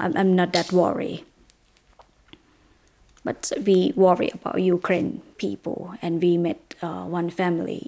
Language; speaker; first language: English; non-native, learner; Thai